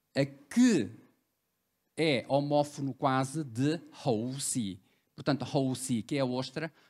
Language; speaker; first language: Portuguese; early bilingual, other home language; Cantonese